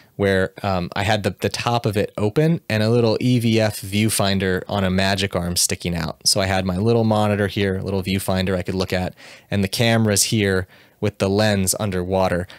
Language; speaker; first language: English; native; English